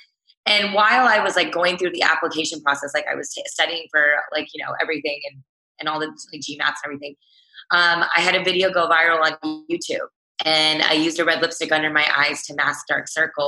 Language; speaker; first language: English; native; English